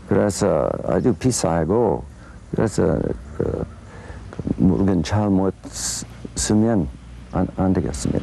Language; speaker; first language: Korean; non-native, learner; English